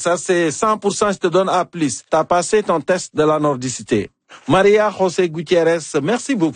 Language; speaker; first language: French; native; French